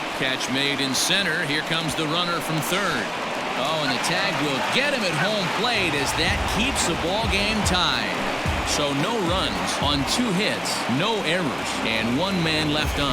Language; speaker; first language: English; native; English